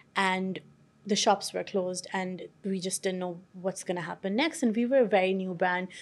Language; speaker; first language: English; non-native, local second language; Urdu